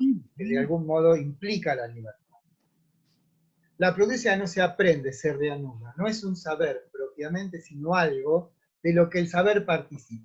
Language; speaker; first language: Spanish; native; Spanish